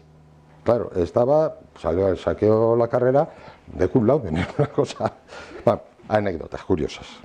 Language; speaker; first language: Spanish; native; Spanish